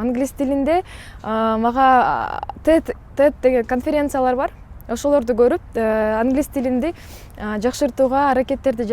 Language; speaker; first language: Kyrgyz; non-native, local second language; Uyghur